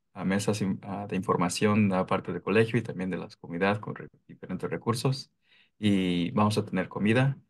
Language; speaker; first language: Spanish; early bilingual, heritage; Spanish